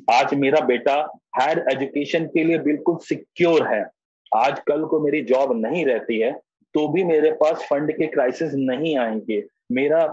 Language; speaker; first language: Hindi; native; Hindi